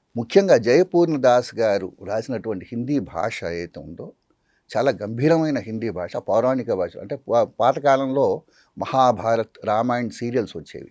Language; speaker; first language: Telugu; non-native, local second language; Tamil